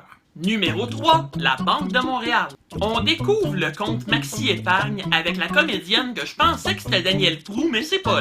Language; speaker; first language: French; native; French